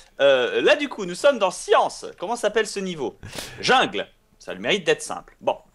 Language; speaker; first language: French; native; French